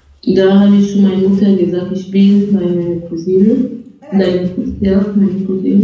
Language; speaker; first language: German; non-native, fluent; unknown